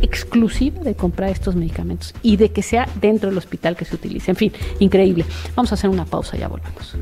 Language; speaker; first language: Spanish; native; Spanish